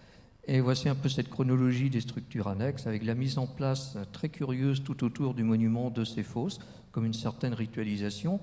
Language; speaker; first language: French; native; French